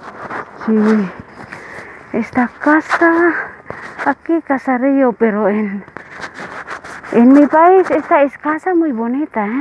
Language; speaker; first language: Spanish; non-native, learner; Filipino